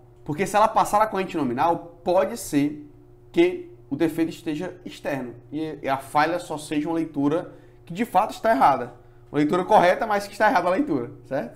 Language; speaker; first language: Portuguese; native; Portuguese